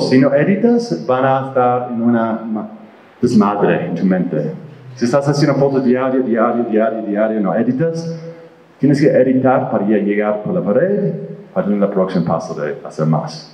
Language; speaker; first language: Spanish; non-native, fluent; English